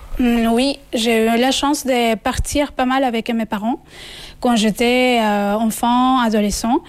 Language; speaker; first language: French; non-native, fluent; Spanish